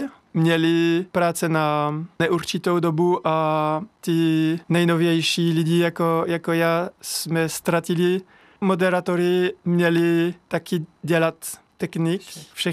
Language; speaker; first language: Czech; non-native, learner; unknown